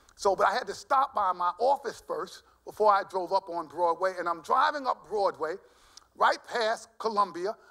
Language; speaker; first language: English; native; English